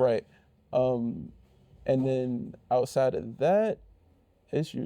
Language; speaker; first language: English; native; English